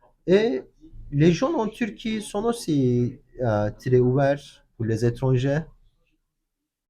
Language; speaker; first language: French; non-native, learner; Turkish